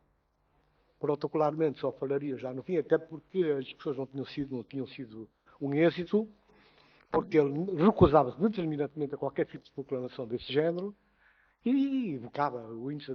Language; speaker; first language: Portuguese; non-native, local second language; Upper Guinea Crioulo